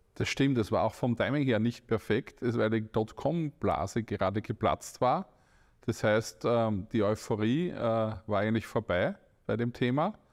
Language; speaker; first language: German; native; German